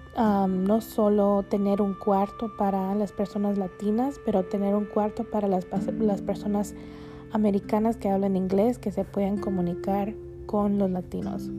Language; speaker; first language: Spanish; early bilingual, heritage; Spanish